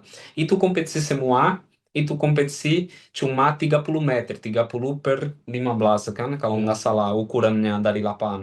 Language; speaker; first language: Indonesian; non-native, fluent; Portuguese